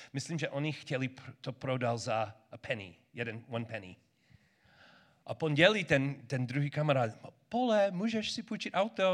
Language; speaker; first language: Czech; non-native, learner; English